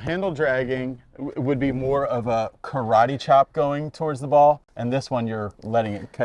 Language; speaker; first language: English; native; English